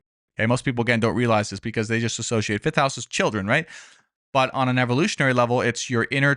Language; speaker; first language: English; native; English